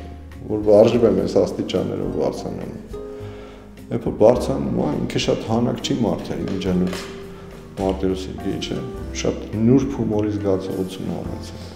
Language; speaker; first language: Armenian; native; Armenian